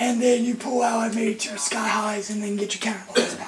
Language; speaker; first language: English; native; English